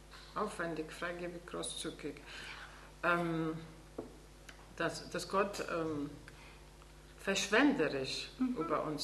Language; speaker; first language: German; non-native, fluent; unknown